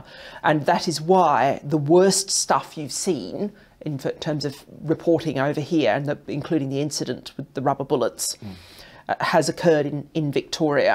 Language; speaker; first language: English; native; English